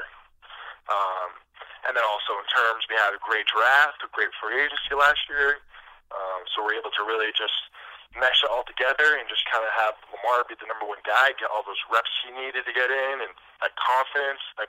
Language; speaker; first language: English; native; English